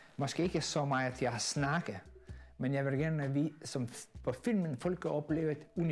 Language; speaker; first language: Danish; non-native, fluent; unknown